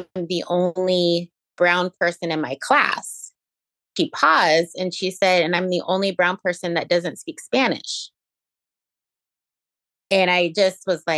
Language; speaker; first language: English; native; English